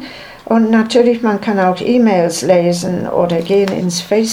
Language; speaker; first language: German; non-native, learner; English